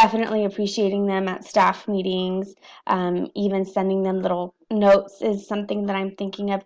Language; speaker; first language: English; native; English